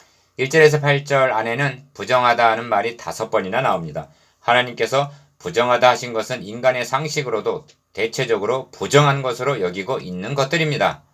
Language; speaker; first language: Korean; native; Korean